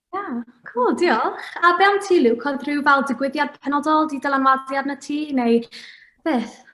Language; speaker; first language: Welsh; native; Welsh